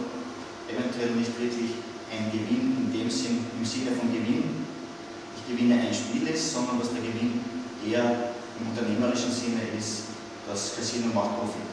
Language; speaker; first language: German; native; German